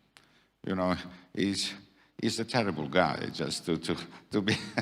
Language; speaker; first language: English; non-native, fluent; Italian